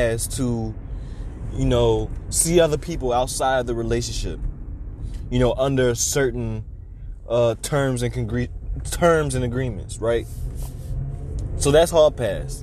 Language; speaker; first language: English; native; English